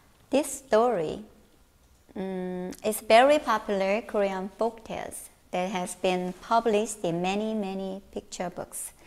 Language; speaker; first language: English; non-native, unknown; Korean